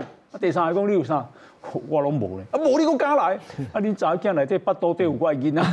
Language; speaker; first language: Chinese; native; Chinese